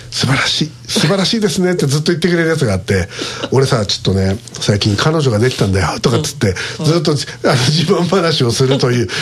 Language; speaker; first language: Japanese; native; Japanese